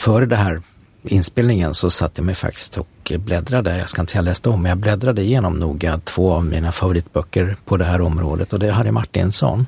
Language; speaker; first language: Swedish; native; Swedish